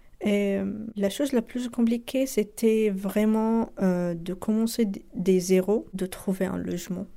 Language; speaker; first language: French; non-native, local second language; Arabic